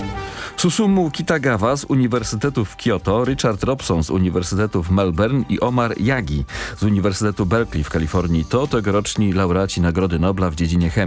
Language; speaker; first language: Polish; native; Polish